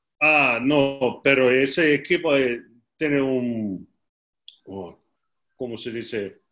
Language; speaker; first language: Spanish; non-native, learner; English